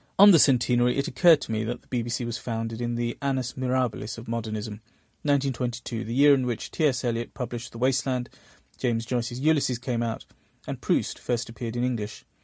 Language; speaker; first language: English; early bilingual, other home language; Bangla